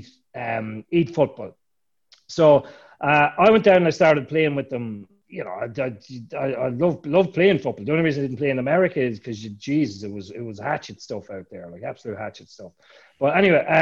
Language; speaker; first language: English; native; English